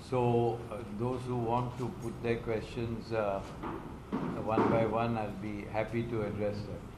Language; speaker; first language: English; non-native, local second language; Marathi